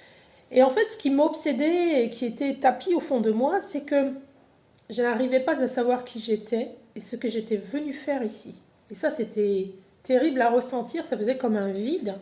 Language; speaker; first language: French; native; French